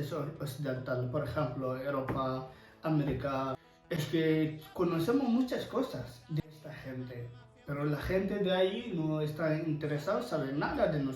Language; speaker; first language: Spanish; non-native, learner; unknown